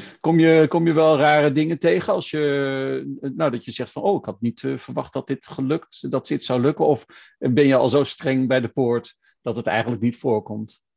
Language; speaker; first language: Dutch; native; Dutch